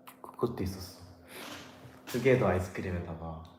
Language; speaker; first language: Korean; native; Korean